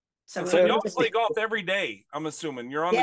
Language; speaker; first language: English; native; English